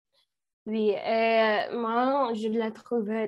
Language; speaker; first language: French; non-native, learner; English